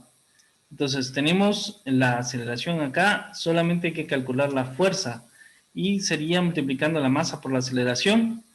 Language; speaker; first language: Spanish; native; Spanish